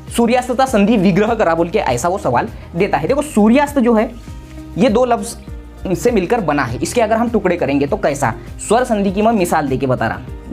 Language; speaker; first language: Hindi; non-native, local second language; Urdu